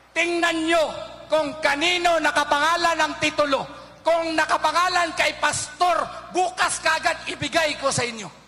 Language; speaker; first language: Filipino; non-native, local second language; Cebuano